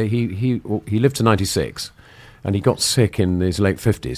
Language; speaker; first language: English; native; English